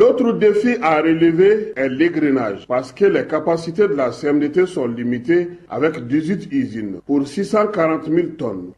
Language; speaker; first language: French; non-native, local second language; Bambara